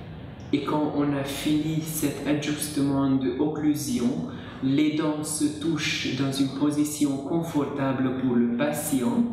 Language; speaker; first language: French; non-native, learner; Hungarian